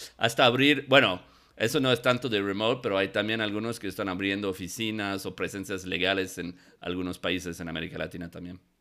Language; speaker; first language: Spanish; non-native, fluent; English